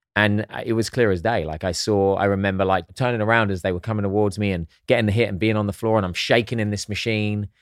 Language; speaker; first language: English; native; English